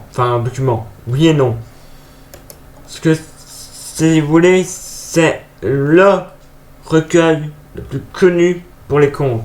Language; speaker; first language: French; native; French